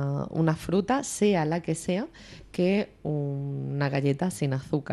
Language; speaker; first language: Spanish; native; Spanish